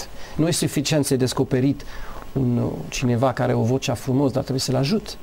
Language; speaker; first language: Romanian; non-native, learner; English